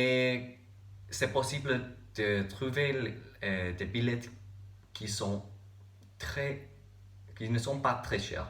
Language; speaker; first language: French; non-native, learner; English